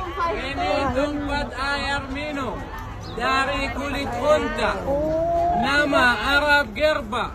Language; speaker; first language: Indonesian; non-native, learner; Arabic